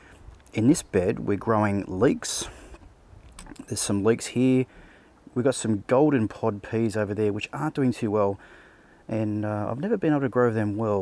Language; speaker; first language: English; native; English